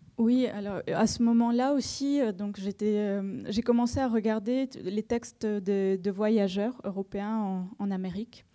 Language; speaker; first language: French; non-native, fluent; Spanish